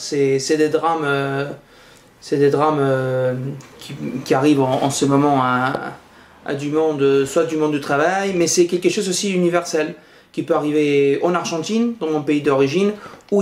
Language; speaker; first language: French; non-native, fluent; Spanish